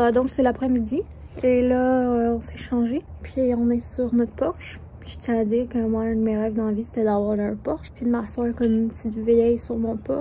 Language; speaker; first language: French; native; French